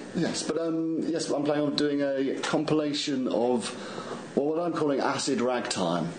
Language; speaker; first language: English; native; English